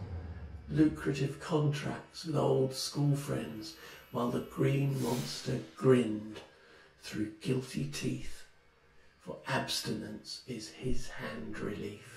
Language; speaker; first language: English; native; English